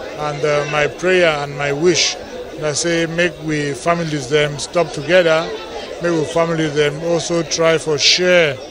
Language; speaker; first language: Nigerian Pidgin; native; Nigerian Pidgin